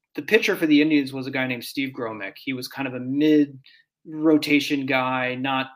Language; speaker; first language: English; native; English